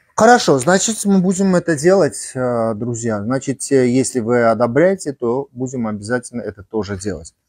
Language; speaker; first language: Russian; non-native, local second language; Armenian